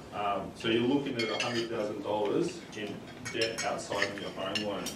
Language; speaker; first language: English; native; English